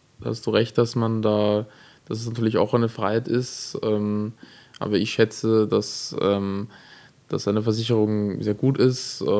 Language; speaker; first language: German; native; German